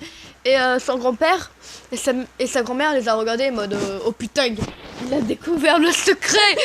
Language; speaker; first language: French; native; French